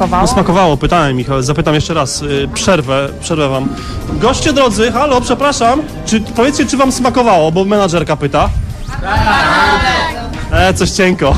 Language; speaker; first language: Polish; native; Polish